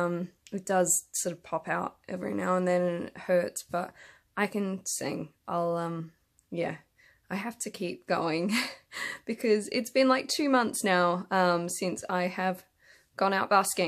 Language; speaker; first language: English; native; English